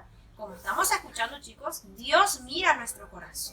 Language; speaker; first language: Spanish; native; Spanish